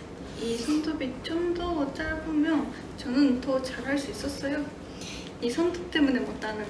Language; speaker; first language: Korean; non-native, fluent; Japanese